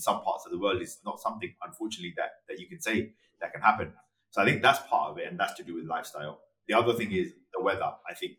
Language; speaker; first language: English; native; English